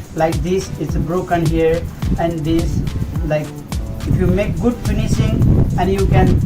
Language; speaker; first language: English; non-native, learner; Nepali